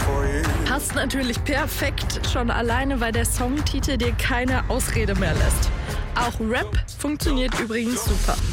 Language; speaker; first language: German; native; German